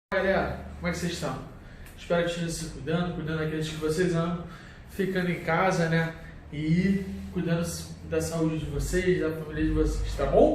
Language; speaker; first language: Portuguese; native; Portuguese